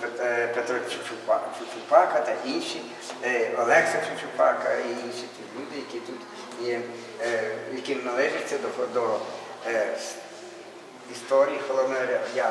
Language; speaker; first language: Ukrainian; native; Ukrainian